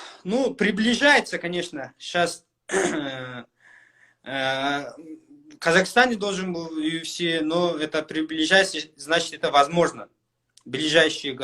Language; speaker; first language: Russian; non-native, local second language; Kyrgyz